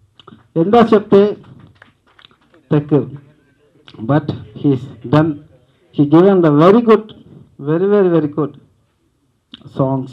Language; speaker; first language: Telugu; non-native, learner; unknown